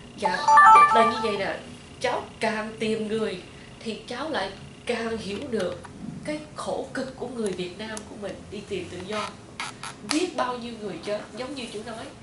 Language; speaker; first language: Vietnamese; early bilingual, heritage; Vietnamese